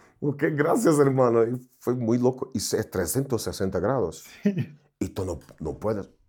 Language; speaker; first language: Spanish; non-native, fluent; Portuguese